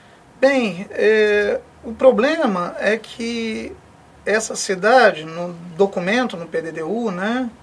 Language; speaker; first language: Portuguese; native; Portuguese